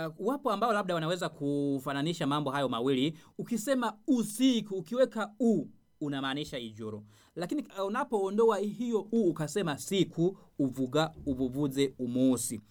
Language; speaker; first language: Swahili; non-native, local second language; Rundi